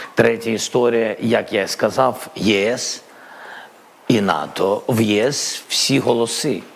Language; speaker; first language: Ukrainian; non-native, local second language; Russian